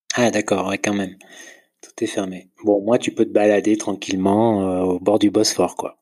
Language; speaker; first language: French; native; French